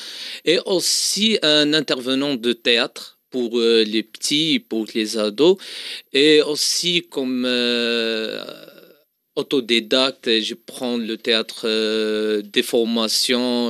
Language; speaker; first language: French; non-native, local second language; Arabic